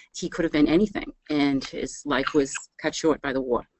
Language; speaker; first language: English; native; English